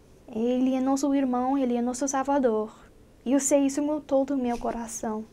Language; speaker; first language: Portuguese; non-native, fluent; English